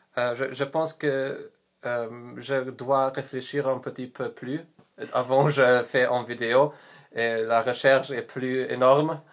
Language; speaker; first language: French; non-native, learner; Polish